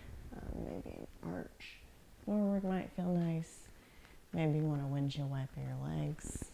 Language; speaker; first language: English; native; English